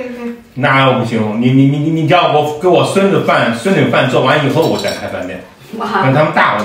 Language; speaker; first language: Chinese; native; Chinese